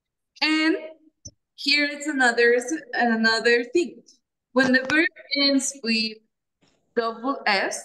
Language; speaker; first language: English; non-native, fluent; Spanish